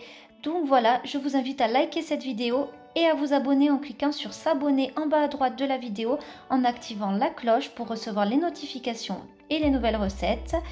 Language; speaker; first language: French; native; French